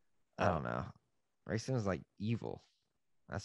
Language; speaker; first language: English; native; English